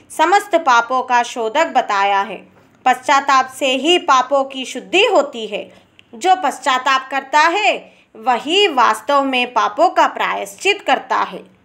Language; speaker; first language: Hindi; non-native, local second language; Telugu